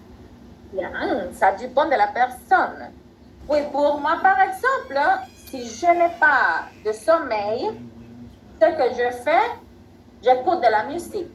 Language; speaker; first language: French; non-native, fluent; Spanish